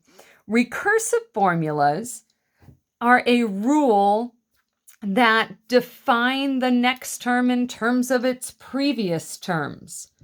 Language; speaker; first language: English; native; English